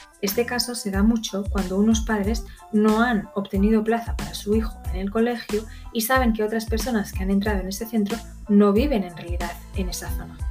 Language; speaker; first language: Spanish; native; Spanish